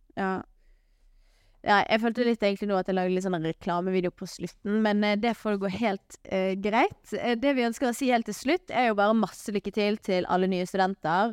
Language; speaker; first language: Norwegian; native; Norwegian